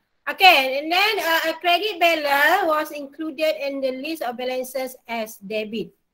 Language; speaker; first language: English; non-native, local second language; Malay